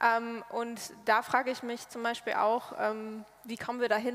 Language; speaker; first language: German; native; German